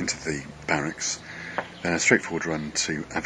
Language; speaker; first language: English; native; English